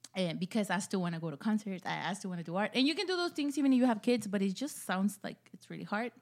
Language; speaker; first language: English; early bilingual, other home language; Spanish